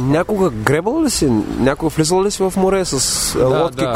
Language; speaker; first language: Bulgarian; native; Bulgarian